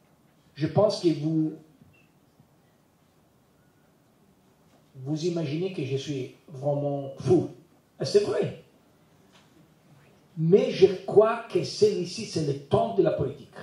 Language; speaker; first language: French; non-native, learner; Italian